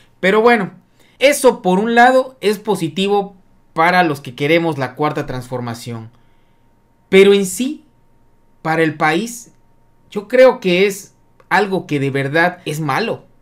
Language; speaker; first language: Spanish; native; Spanish